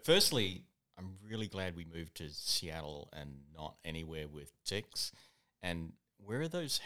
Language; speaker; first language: English; native; English